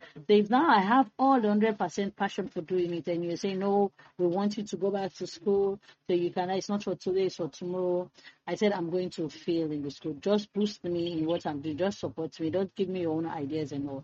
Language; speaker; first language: English; non-native, local second language; Krio